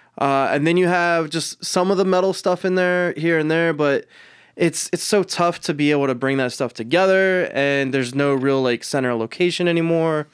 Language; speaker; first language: English; early bilingual, other home language; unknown